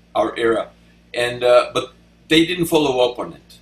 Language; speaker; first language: English; non-native, fluent; Spanish